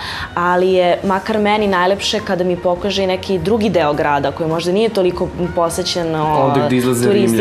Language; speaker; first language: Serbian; early bilingual, heritage; Serbian